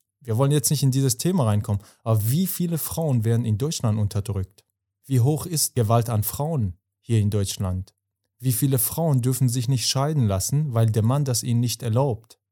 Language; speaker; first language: German; non-native, fluent; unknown